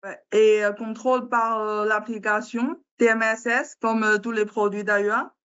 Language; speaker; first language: French; non-native, learner; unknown